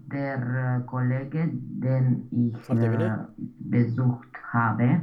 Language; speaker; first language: German; non-native, learner; Romanian